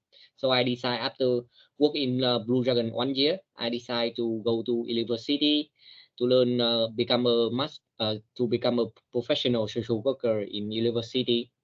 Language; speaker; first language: English; non-native, learner; Vietnamese